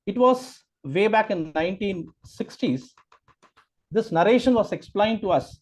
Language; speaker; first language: English; non-native, local second language; Tamil